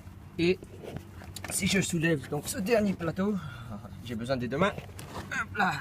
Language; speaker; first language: French; native; French